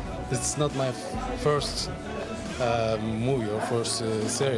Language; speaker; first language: English; non-native, learner; Turkish